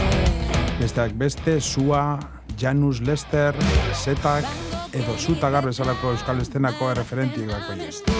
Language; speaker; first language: Basque; native; Basque